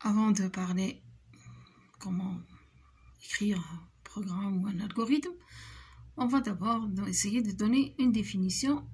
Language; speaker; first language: French; non-native, local second language; Arabic